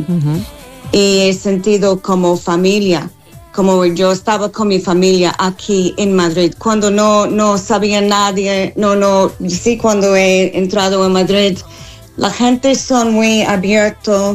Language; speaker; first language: Spanish; non-native, fluent; English